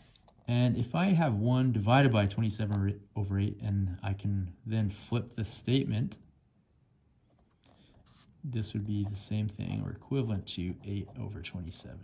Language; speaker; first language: English; native; English